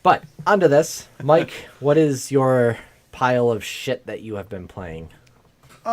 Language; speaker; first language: English; native; English